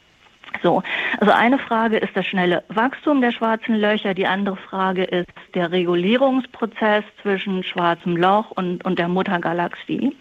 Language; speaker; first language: German; native; German